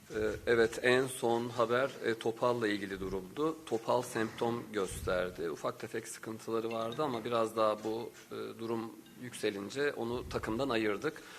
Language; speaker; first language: Turkish; native; Turkish